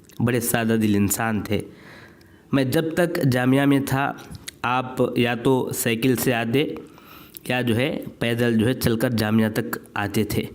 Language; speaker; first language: Urdu; native; Urdu